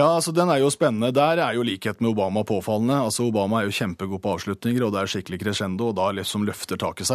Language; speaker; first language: Norwegian; native; Norwegian